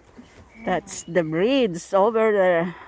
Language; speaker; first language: English; non-native, local second language; Filipino